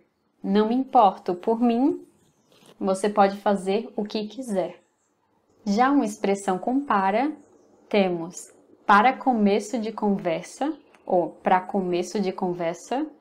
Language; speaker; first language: Portuguese; non-native, fluent; English